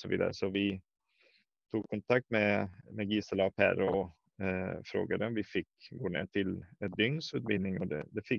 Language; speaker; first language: Swedish; non-native, fluent; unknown